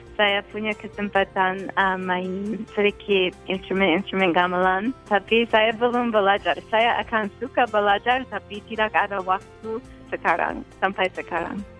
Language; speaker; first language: Indonesian; non-native, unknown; English